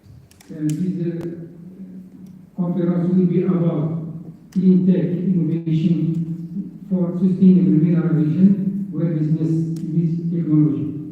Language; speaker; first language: English; non-native, fluent; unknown